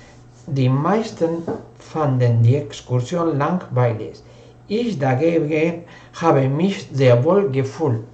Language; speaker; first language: German; non-native, fluent; Spanish